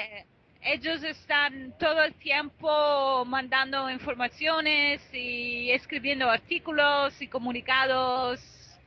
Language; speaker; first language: Spanish; non-native, fluent; Italian